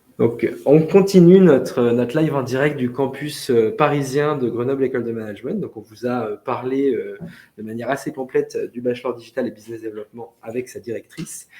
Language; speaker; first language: French; native; French